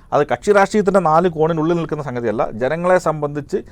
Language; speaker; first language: Malayalam; native; Malayalam